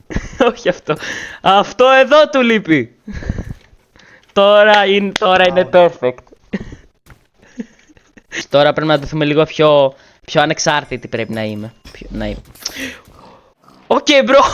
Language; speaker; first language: Greek; native; Greek